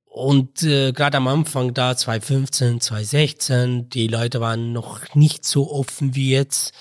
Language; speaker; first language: German; non-native, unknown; Arabic